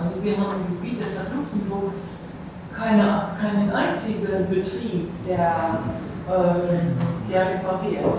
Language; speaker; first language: German; non-native, local second language; Luxembourgish